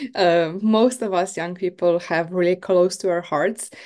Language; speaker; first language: English; non-native, fluent; Slovenian